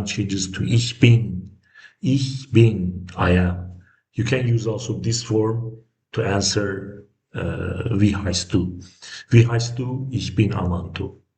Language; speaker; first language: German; non-native, fluent; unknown